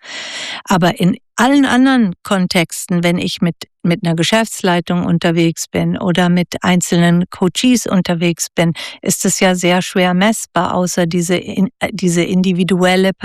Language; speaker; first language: German; native; German